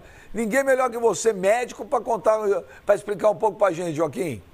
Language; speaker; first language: Portuguese; native; Portuguese